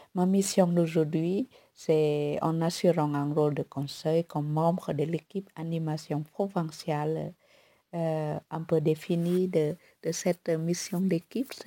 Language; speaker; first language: French; non-native, fluent; Vietnamese